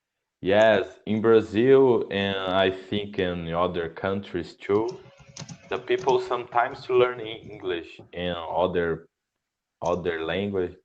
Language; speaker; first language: English; non-native, learner; Portuguese